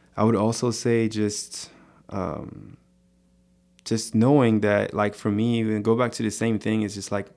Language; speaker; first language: English; non-native, fluent; French